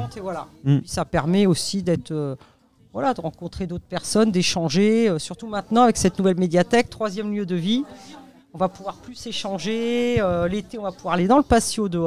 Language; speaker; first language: French; native; French